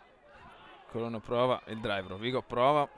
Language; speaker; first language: Italian; native; Italian